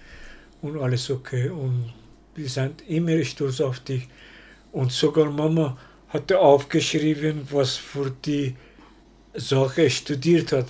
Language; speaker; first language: German; non-native, learner; Persian